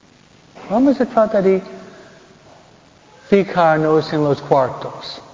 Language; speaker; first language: Spanish; non-native, fluent; English